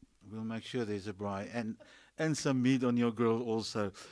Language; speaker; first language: English; non-native, local second language; Afrikaans